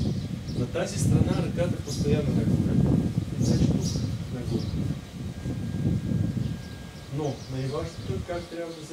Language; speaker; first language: Bulgarian; non-native, learner; Russian